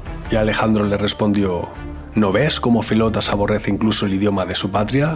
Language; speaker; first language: Spanish; native; Spanish